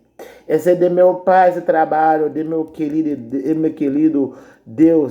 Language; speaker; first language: Portuguese; non-native, learner; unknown